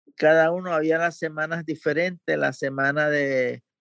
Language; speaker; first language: Spanish; native; Spanish